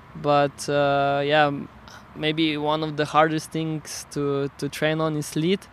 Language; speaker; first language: English; non-native, fluent; Slovenian